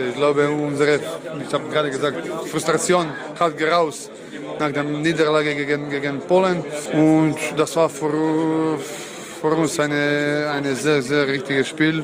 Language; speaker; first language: German; non-native, learner; Croatian